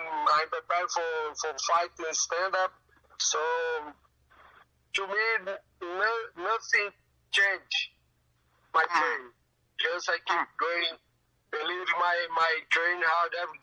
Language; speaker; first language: English; non-native, learner; Portuguese